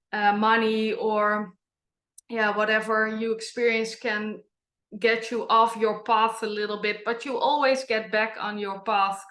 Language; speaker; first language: English; non-native, fluent; Dutch